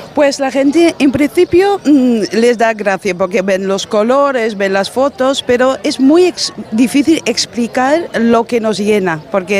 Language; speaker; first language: Spanish; non-native, fluent; Dutch